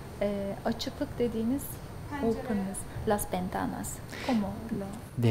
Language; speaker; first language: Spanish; non-native, learner; Turkish